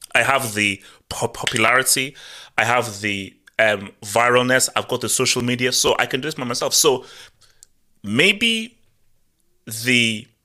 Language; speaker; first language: English; non-native, local second language; Yoruba